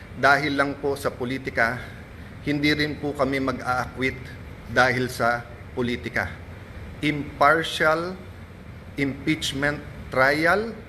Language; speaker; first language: Filipino; native; Filipino